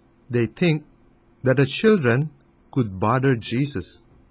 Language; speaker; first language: English; non-native, fluent; Chinese